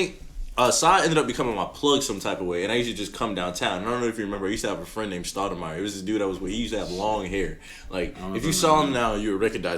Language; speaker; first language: English; native; English